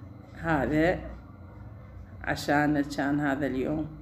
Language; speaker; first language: Arabic; native; Arabic